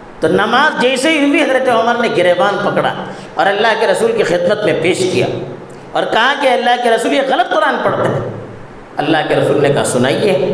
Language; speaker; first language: Urdu; non-native, local second language; Konkani